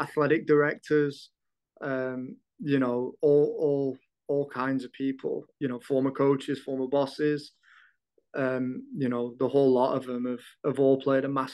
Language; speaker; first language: English; native; English